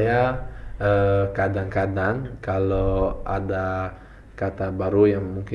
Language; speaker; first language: Indonesian; non-native, fluent; Italian